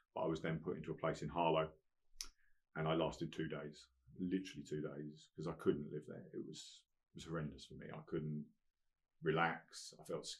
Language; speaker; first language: English; native; English